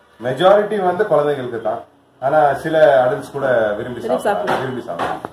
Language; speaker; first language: Tamil; non-native, local second language; Kashmiri